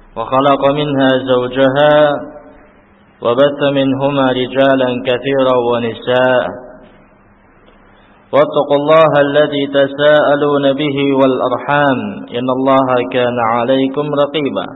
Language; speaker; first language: Arabic; non-native, fluent; Indonesian